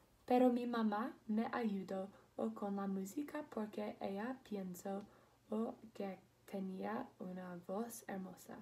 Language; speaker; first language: Spanish; non-native, learner; English